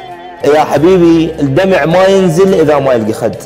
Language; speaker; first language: Arabic; native; Arabic